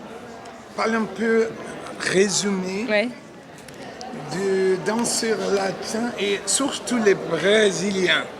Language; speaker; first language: French; non-native, learner; Portuguese